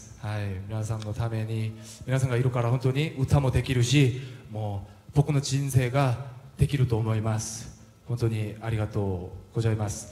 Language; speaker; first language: Japanese; non-native, learner; Korean